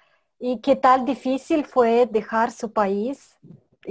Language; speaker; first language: Spanish; non-native, fluent; Russian